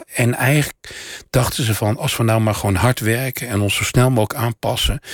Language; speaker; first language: Dutch; native; Dutch